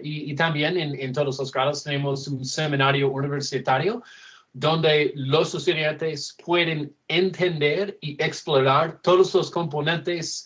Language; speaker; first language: Spanish; non-native, fluent; English